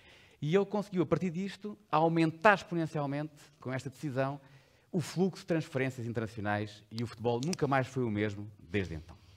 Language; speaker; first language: Portuguese; native; Portuguese